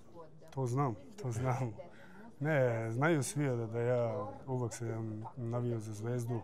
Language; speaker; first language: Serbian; early bilingual, heritage; German